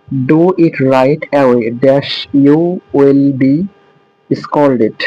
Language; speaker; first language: English; non-native, local second language; Bangla